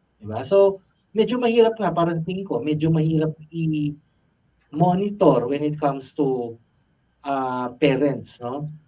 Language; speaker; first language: Filipino; native; Filipino